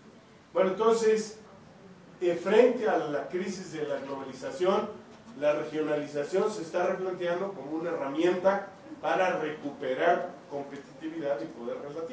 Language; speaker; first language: Spanish; native; Spanish